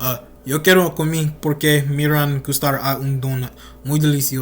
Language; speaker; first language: Spanish; non-native, learner; English